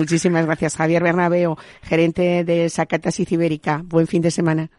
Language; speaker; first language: Spanish; native; Spanish